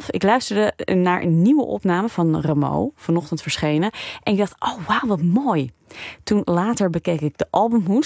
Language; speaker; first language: Dutch; native; Dutch